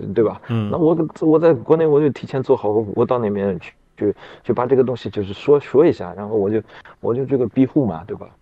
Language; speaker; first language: Chinese; native; Chinese